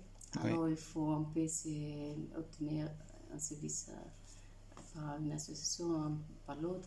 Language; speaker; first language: French; non-native, fluent; Italian